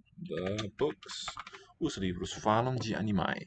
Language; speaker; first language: Portuguese; non-native, learner; English